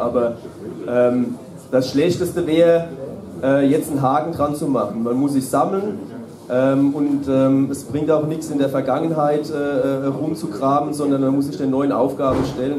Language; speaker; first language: German; native; German